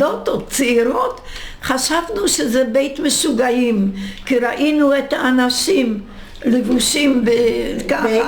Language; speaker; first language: Hebrew; non-native, fluent; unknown